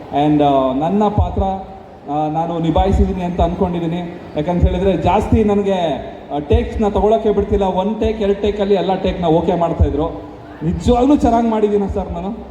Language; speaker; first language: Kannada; native; Kannada